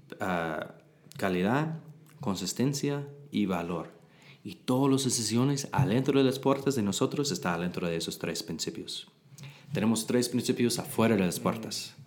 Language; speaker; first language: Spanish; non-native, learner; English